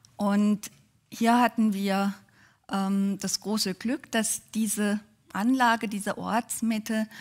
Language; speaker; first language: German; native; German